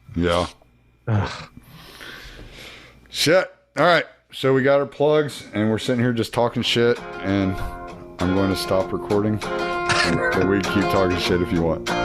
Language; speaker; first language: English; native; English